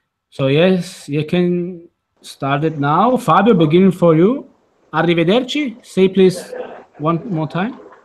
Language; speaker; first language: English; non-native, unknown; Italian